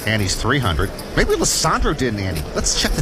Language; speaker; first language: English; native; English